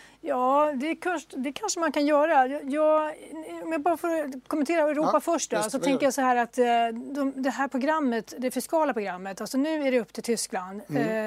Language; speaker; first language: Swedish; native; Swedish